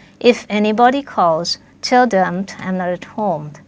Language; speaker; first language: English; non-native, fluent; Thai